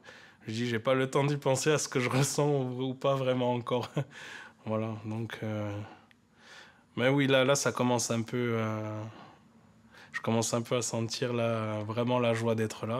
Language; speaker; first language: French; native; French